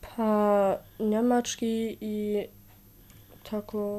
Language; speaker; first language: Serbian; early bilingual, heritage; Serbian